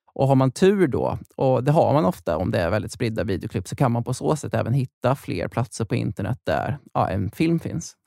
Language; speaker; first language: Swedish; native; Swedish